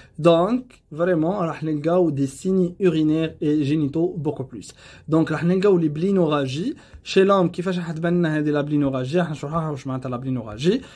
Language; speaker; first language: French; non-native, local second language; Arabic